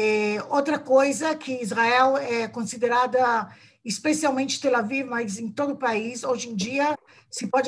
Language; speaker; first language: Portuguese; non-native, fluent; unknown